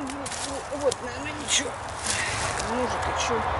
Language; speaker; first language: Russian; native; Russian